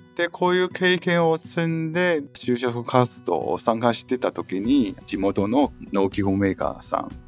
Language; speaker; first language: Japanese; non-native, fluent; Chinese